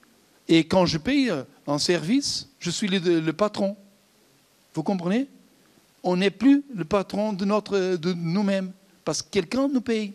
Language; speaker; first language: French; non-native, fluent; Portuguese